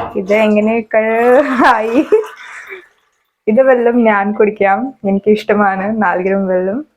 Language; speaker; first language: Malayalam; non-native, fluent; Hindi